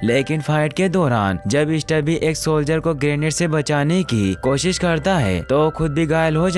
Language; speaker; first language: Hindi; native; Hindi